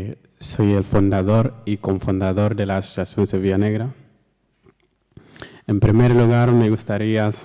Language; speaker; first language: Spanish; non-native, learner; Fula